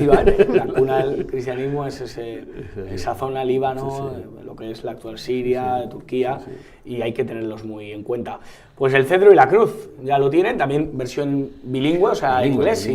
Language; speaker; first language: Spanish; native; Spanish